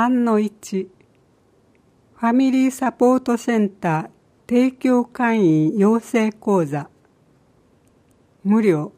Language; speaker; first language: Japanese; native; Japanese